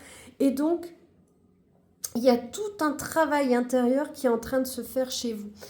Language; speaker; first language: French; native; French